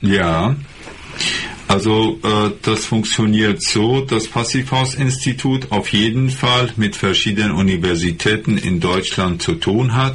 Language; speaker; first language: German; non-native, fluent; Persian